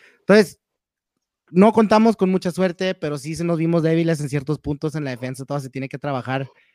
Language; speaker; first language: Spanish; native; Spanish